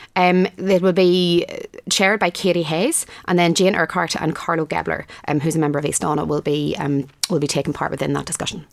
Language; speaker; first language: English; native; English